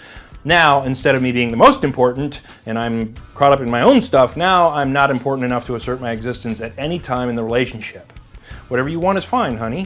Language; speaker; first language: English; native; English